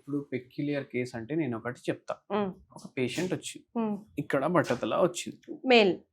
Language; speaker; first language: Telugu; native; Telugu